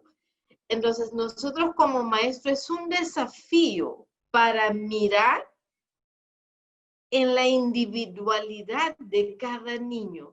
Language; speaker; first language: Spanish; non-native, fluent; Portuguese